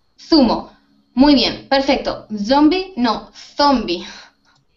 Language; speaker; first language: Spanish; native; Spanish